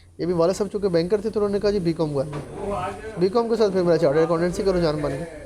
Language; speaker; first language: Urdu; non-native, local second language; Punjabi